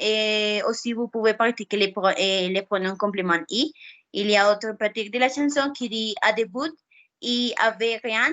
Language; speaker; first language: French; non-native, learner; Spanish